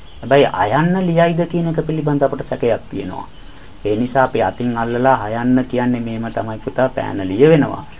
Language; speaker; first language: Sinhala; non-native, fluent; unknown